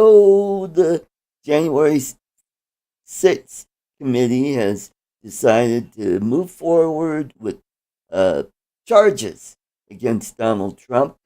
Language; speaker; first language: English; native; English